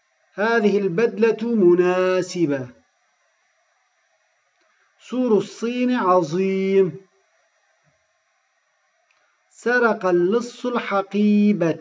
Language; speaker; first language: Arabic; non-native, fluent; Turkish